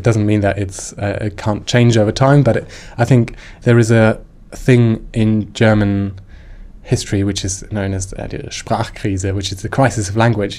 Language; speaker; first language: English; non-native, fluent; German